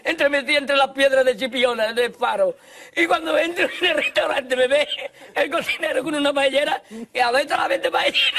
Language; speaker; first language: Spanish; native; Spanish